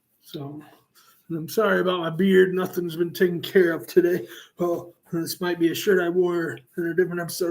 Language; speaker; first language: English; native; English